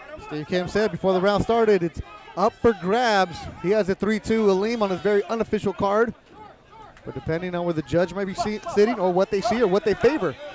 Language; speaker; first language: English; native; English